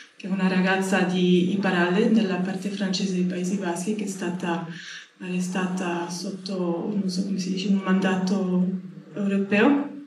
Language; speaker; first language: Italian; non-native, learner; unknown